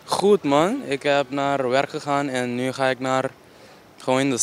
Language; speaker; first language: Dutch; non-native, local second language; Papiamento